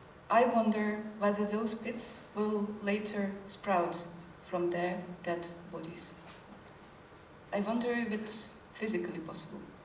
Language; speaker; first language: English; non-native, fluent; Ukrainian